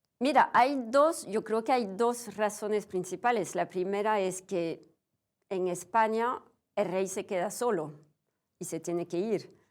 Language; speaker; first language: Spanish; non-native, fluent; French